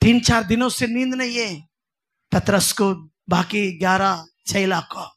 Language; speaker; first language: Hindi; non-native, local second language; Telugu